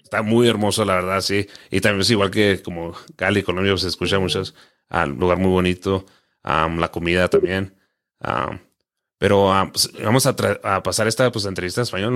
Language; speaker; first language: Spanish; early bilingual, heritage; Spanish